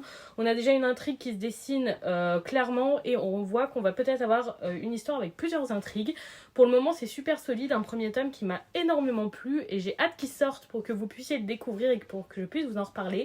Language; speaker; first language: French; native; French